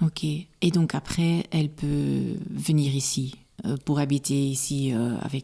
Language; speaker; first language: French; non-native, local second language; Dutch